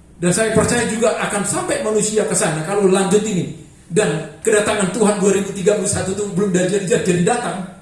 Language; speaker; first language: Indonesian; non-native, local second language; Batak Toba